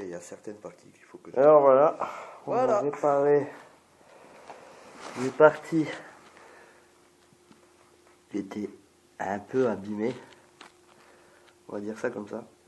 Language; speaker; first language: French; native; French